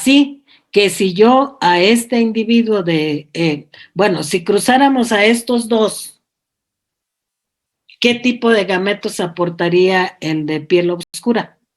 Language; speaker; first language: Spanish; native; Spanish